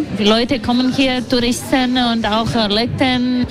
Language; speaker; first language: German; non-native, learner; Latvian